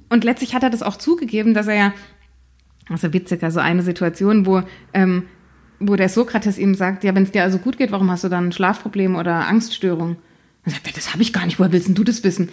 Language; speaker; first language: German; native; German